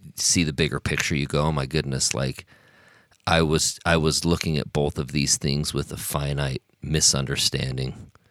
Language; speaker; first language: English; native; English